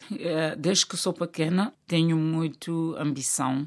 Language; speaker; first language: Portuguese; non-native, local second language; Kabuverdianu